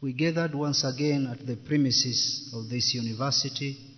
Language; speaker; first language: English; non-native, local second language; Swahili